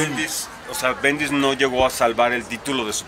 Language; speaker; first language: Spanish; native; Spanish